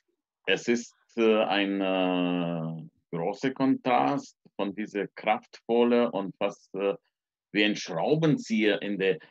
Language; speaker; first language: German; non-native, fluent; Romanian